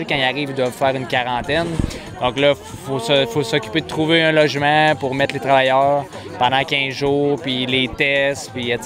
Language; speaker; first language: French; native; French